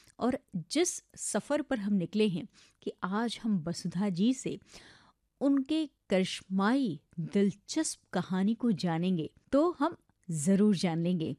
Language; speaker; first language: Hindi; native; Hindi